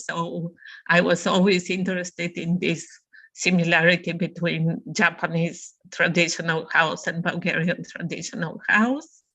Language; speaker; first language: English; non-native, fluent; Bulgarian